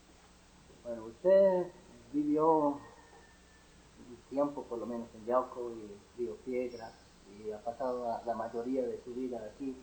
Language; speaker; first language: Spanish; non-native, fluent; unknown